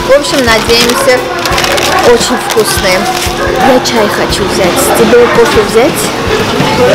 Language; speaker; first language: Russian; non-native, fluent; Armenian